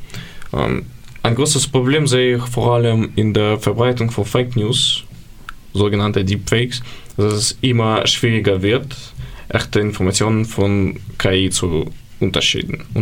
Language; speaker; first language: German; non-native, learner; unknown